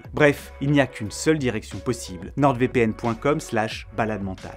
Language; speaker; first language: French; native; French